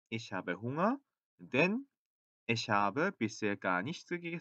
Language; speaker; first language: German; non-native, fluent; Korean